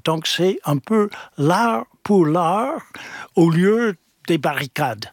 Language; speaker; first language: French; non-native, fluent; English